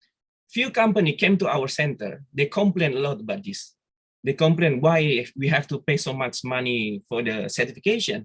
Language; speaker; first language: English; non-native, fluent; Indonesian